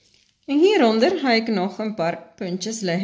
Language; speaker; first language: Dutch; non-native, fluent; Spanish